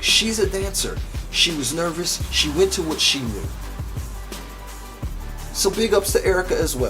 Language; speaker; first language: English; native; English